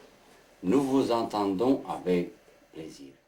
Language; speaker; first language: French; non-native, learner; Romanian